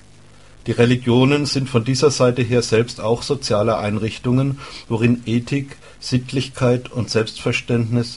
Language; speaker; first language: German; native; German